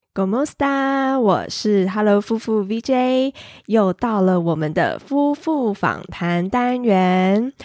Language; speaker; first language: Chinese; native; Chinese